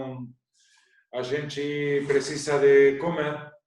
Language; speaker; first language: Portuguese; non-native, learner; Spanish